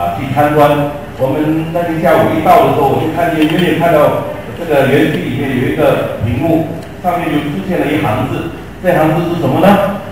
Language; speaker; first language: Chinese; non-native, local second language; Hakka Chinese